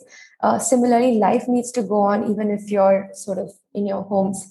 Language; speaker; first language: English; non-native, local second language; Hindi